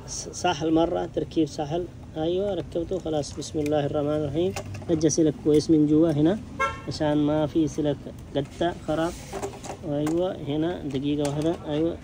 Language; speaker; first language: Arabic; non-native, learner; Urdu